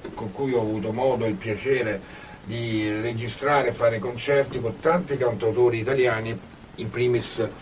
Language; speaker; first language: Italian; native; Italian